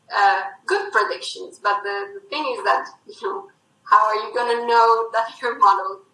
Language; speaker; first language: English; non-native, fluent; Spanish